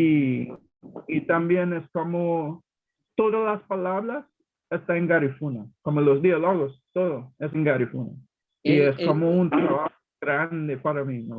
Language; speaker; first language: Spanish; non-native, learner; English